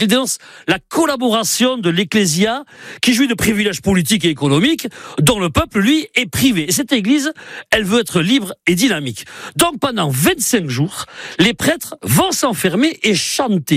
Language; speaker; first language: French; native; French